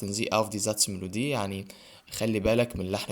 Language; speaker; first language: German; non-native, fluent; Arabic